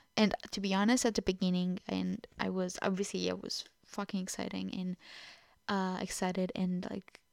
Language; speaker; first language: English; non-native, fluent; Portuguese